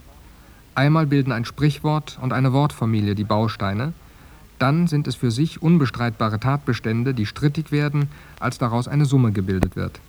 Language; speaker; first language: German; native; German